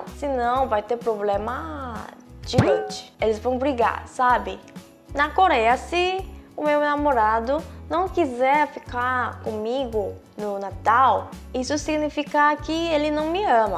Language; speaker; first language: Portuguese; non-native, fluent; Korean